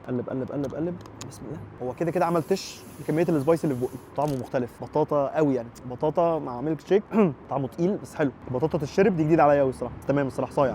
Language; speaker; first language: Arabic; native; Arabic